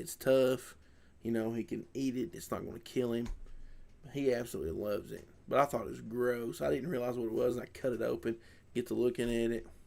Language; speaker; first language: English; native; English